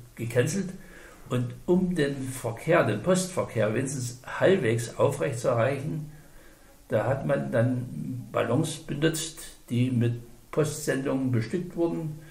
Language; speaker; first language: German; native; German